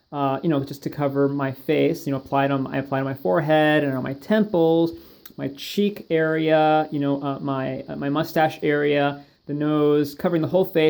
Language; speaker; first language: English; native; English